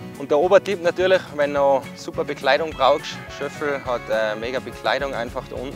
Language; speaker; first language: German; native; German